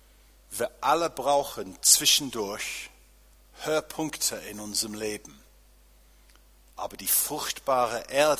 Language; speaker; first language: German; non-native, fluent; English